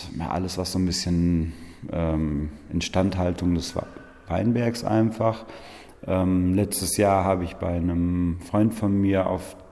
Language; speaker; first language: German; native; German